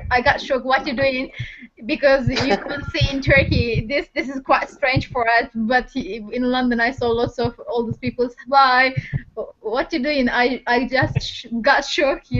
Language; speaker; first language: English; non-native, learner; Turkish